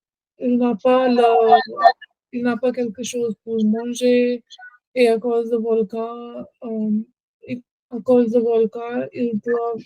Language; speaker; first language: French; non-native, learner; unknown